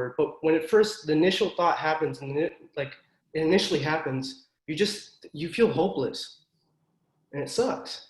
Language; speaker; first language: English; native; English